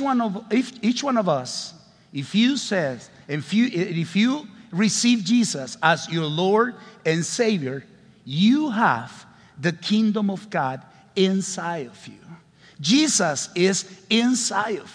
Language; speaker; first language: English; non-native, fluent; Spanish